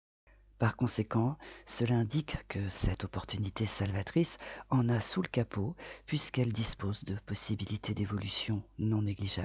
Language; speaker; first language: French; native; French